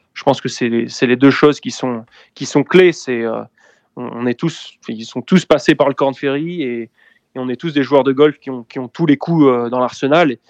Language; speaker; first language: French; native; French